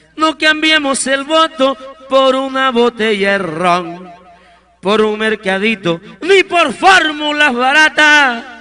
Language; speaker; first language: Spanish; native; Spanish